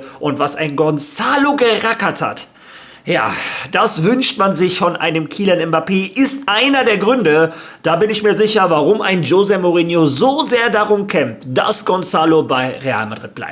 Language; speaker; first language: German; native; German